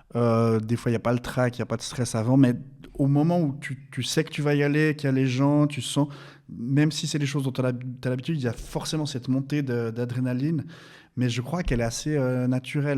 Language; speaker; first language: French; native; French